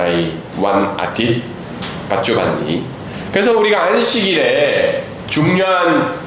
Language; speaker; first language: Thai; non-native, fluent; Korean